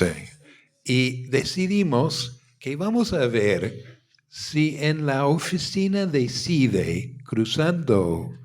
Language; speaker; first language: Spanish; non-native, fluent; English